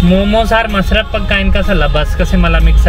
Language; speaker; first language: Filipino; non-native, learner; Hindi